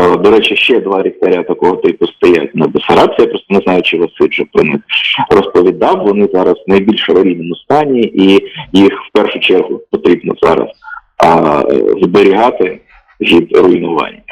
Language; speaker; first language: Ukrainian; native; Ukrainian